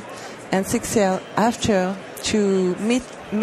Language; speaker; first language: English; non-native, learner; French